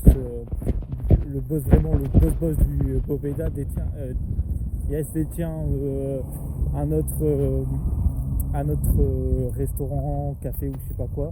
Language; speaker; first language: French; native; French